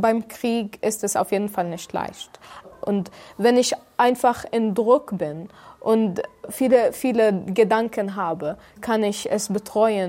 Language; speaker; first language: German; non-native, fluent; Arabic